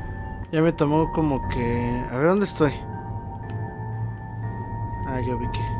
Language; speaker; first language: Spanish; native; Spanish